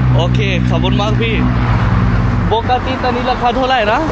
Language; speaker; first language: Thai; non-native, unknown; Punjabi